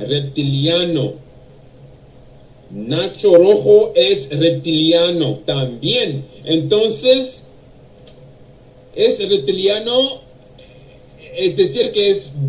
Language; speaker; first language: Spanish; non-native, learner; English